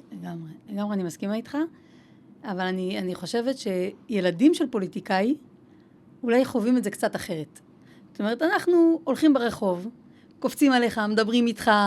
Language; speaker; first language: Hebrew; native; Hebrew